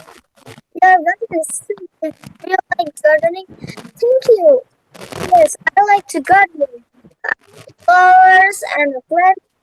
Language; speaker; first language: English; non-native, learner; Indonesian